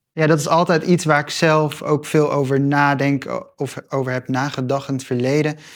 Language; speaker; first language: Dutch; early bilingual, other home language; Arabic